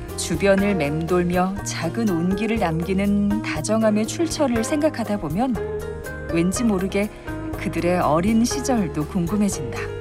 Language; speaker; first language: Korean; native; Korean